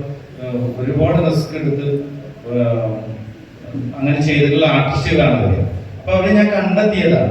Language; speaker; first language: Malayalam; native; Malayalam